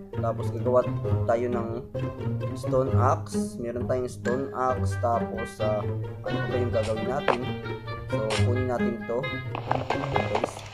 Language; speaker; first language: Filipino; non-native, local second language; Waray